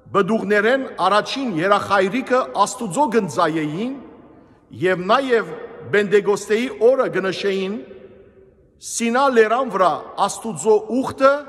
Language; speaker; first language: Armenian; native; Armenian